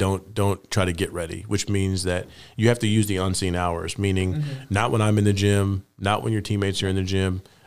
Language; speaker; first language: English; native; English